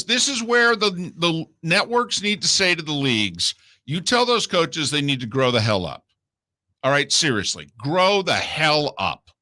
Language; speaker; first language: English; native; English